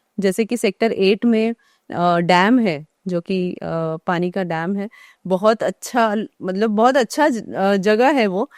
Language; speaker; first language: Hindi; non-native, local second language; Marathi